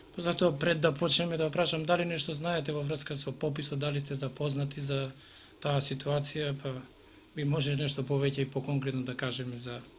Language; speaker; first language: Macedonian; native; Macedonian